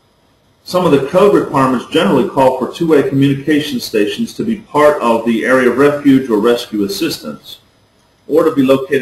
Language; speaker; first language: English; native; English